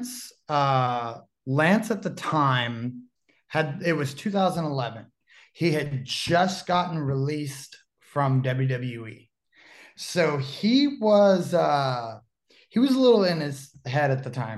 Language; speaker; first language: English; native; English